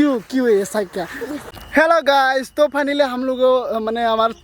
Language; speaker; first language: Hindi; non-native, local second language; Assamese